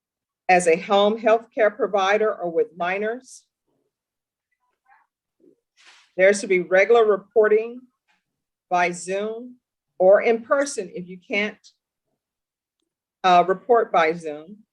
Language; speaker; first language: English; native; English